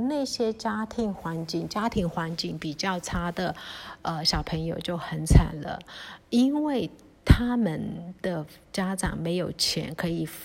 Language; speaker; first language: Chinese; early bilingual, heritage; Chinese